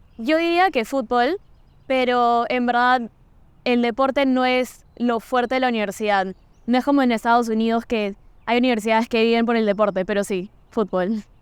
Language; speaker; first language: Spanish; non-native, fluent; Portuguese